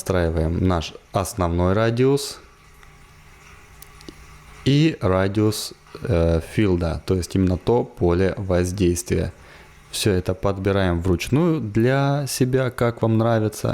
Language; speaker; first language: Russian; native; Russian